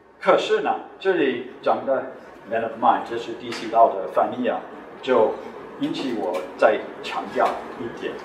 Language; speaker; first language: Chinese; non-native, fluent; English